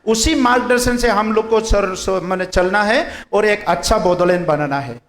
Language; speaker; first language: Hindi; non-native, local second language; Assamese